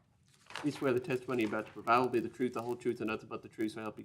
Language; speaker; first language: English; native; English